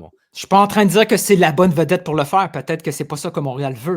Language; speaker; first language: French; native; French